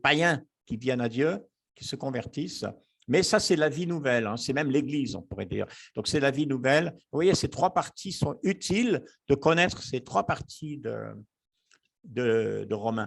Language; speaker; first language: French; native; French